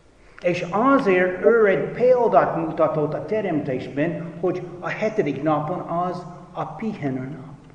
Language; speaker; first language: Hungarian; non-native, fluent; English